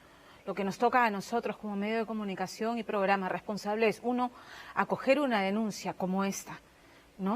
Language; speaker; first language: Spanish; native; Spanish